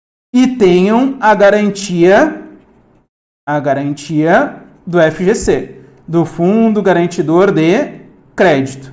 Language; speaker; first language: Portuguese; native; Portuguese